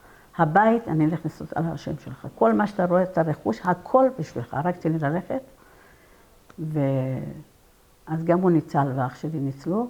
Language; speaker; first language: Hebrew; non-native, fluent; Persian